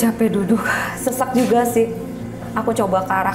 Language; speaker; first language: Indonesian; native; Indonesian